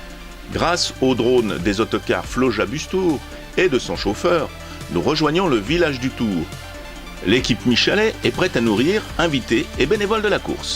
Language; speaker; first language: French; native; French